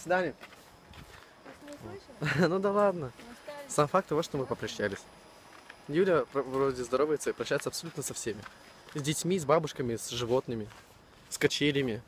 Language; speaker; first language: Russian; native; Russian